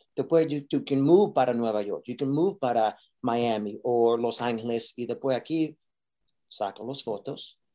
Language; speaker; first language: Spanish; early bilingual, heritage; Spanish